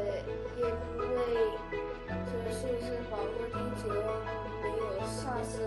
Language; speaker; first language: Chinese; non-native, local second language; Indonesian